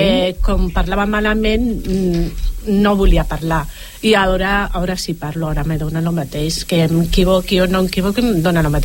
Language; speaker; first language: Catalan; non-native, local second language; Spanish